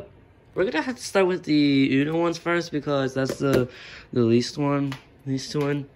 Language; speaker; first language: English; native; English